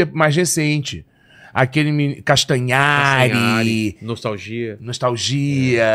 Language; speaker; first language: Portuguese; native; Portuguese